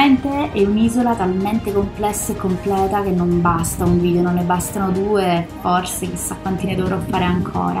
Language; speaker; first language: Italian; native; Italian